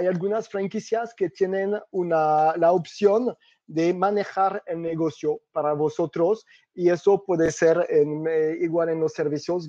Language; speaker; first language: Spanish; non-native, fluent; French